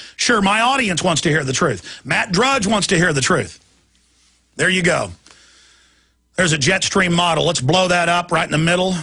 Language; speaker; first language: English; native; English